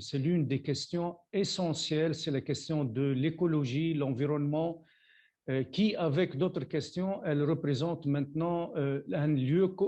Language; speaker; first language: French; non-native, local second language; Arabic